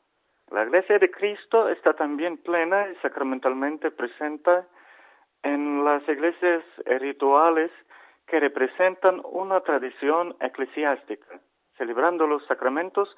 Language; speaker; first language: Spanish; non-native, learner; Ukrainian